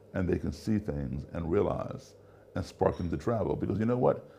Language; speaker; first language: English; native; English